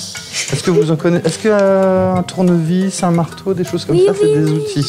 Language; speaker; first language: French; native; French